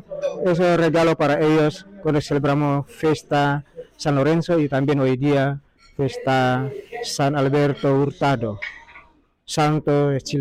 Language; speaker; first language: Spanish; non-native, learner; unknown